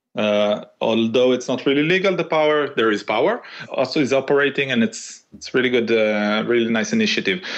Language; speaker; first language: English; non-native, fluent; Hebrew